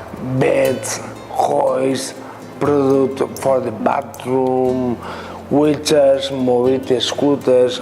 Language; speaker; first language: English; non-native, learner; Spanish